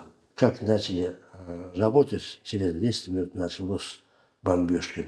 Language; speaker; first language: Russian; non-native, learner; Uzbek